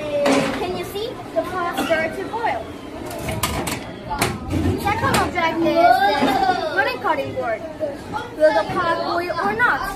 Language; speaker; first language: English; non-native, learner; Korean